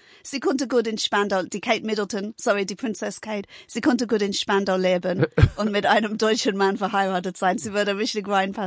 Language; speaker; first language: German; non-native, fluent; English